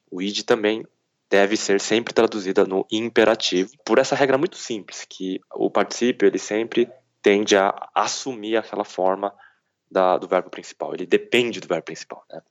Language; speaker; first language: Portuguese; early bilingual, other home language; Korean